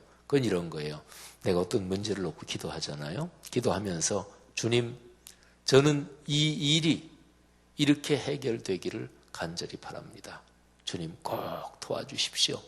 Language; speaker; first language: Korean; native; Korean